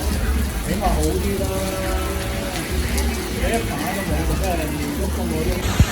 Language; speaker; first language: Vietnamese; native; Vietnamese